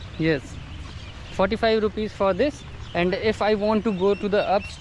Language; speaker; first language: English; non-native, learner; Hindi